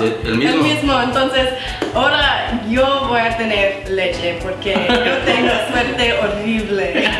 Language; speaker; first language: Spanish; non-native, learner; English